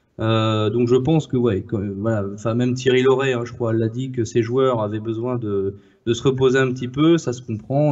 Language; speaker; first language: French; native; French